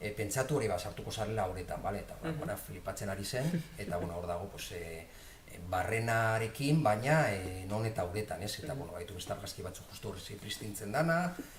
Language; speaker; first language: Basque; non-native, local second language; Spanish